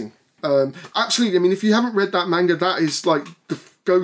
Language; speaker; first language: English; native; English